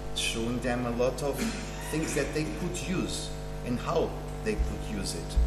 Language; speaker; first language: English; non-native, fluent; Portuguese